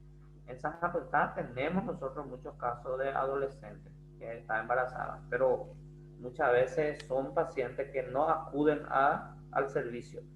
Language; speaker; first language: Spanish; non-native, fluent; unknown